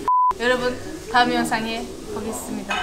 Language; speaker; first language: Korean; non-native, fluent; Turkish